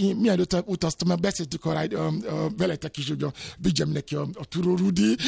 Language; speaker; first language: Hungarian; non-native, fluent; Yoruba